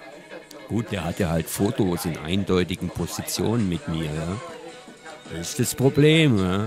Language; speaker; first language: German; native; German